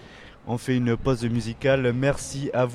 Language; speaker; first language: French; native; French